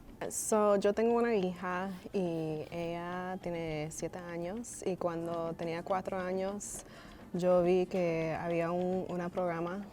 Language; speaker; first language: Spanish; early bilingual, heritage; English